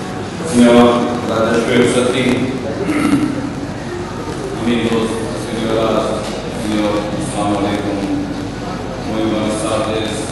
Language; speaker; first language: Spanish; non-native, fluent; Urdu